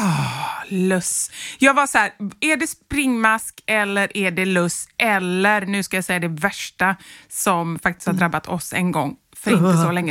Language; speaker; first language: Swedish; native; Swedish